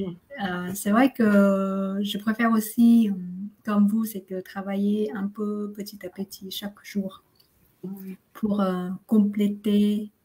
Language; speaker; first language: French; non-native, fluent; Vietnamese